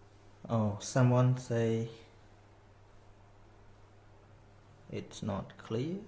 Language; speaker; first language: English; non-native, fluent; Khmer